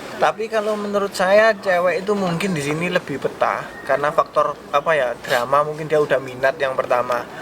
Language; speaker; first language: Indonesian; native; Indonesian